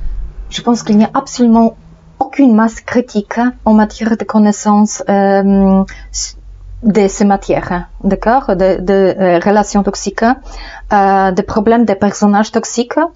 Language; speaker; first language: French; non-native, fluent; Polish